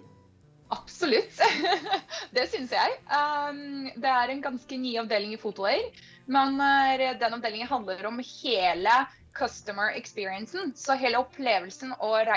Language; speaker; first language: Norwegian; non-native, fluent; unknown